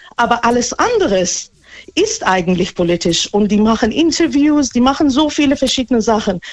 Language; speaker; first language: German; non-native, fluent; Persian